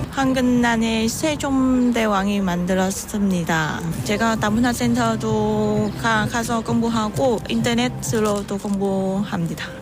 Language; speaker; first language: Korean; non-native, learner; Vietnamese